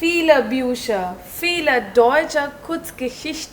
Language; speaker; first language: German; non-native, learner; Hindi